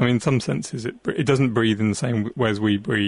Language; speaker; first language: English; native; English